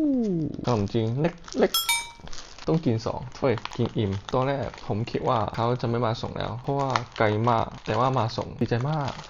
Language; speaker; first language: Thai; non-native, learner; English